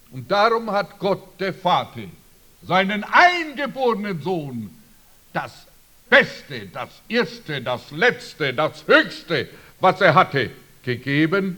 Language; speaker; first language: German; early bilingual, heritage; German